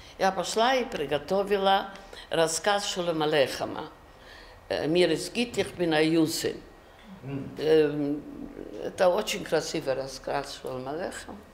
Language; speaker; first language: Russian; early bilingual, other home language; Yiddish